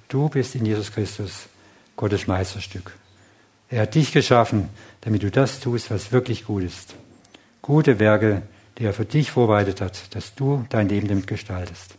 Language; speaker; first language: German; non-native, fluent; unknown